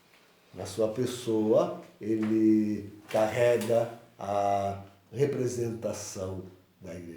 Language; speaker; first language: Portuguese; native; Portuguese